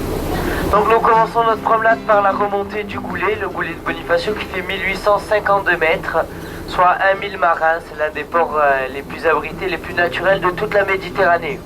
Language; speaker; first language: French; native; French